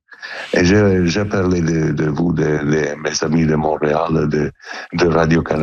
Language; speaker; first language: French; non-native, learner; Italian